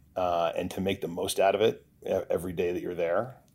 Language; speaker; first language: English; native; English